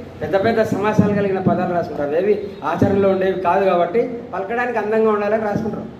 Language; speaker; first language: Telugu; native; Telugu